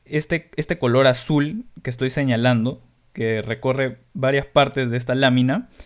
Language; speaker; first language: Spanish; native; Spanish